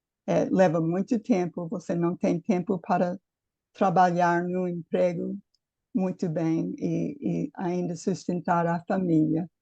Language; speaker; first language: Portuguese; non-native, fluent; English